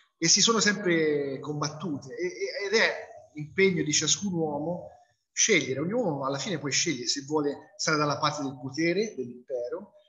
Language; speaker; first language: Italian; native; Italian